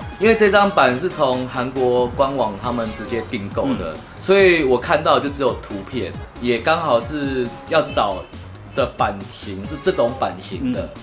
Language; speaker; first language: Chinese; native; Chinese